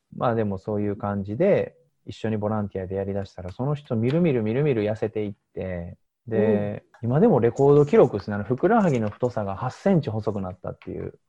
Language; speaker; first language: Japanese; native; Japanese